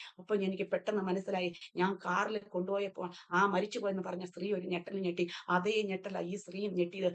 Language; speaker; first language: Malayalam; early bilingual, heritage; Malayalam